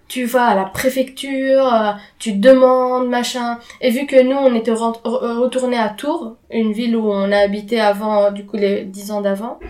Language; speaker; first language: French; non-native, fluent; Arabic